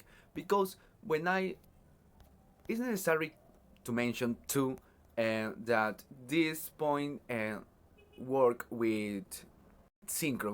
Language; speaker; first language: English; non-native, learner; Spanish